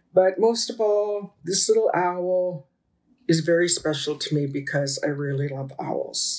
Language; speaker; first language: English; native; English